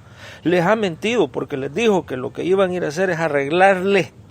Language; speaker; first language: Spanish; native; Spanish